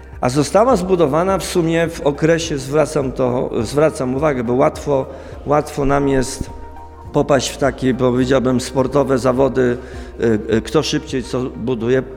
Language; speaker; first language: Polish; native; Polish